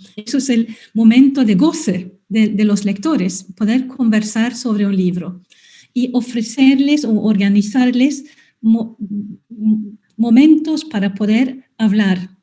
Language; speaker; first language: Spanish; non-native, fluent; Swedish